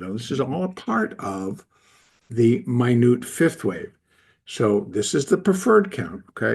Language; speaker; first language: English; native; English